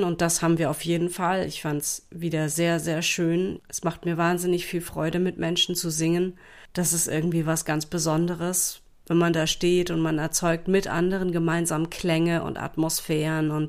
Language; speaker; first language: German; native; German